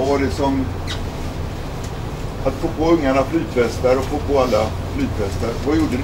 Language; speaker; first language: Swedish; native; Swedish